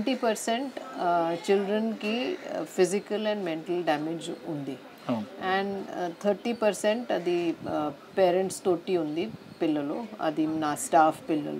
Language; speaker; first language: Telugu; non-native, learner; Hindi